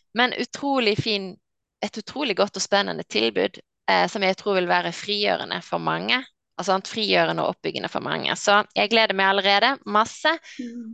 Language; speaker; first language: Norwegian; native; Norwegian